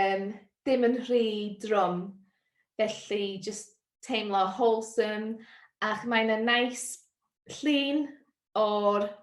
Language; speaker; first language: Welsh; non-native, learner; English